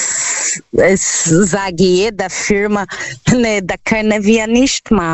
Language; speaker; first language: German; non-native, fluent; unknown